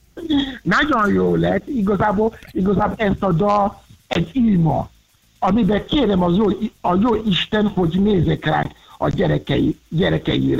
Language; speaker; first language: Hungarian; non-native, learner; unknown